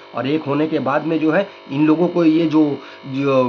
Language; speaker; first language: Hindi; non-native, local second language; Bangla